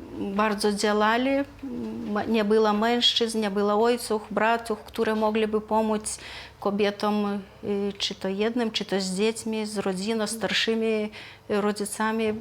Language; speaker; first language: Polish; non-native, fluent; Lithuanian